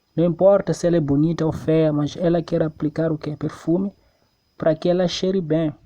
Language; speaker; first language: Portuguese; non-native, local second language; Tsonga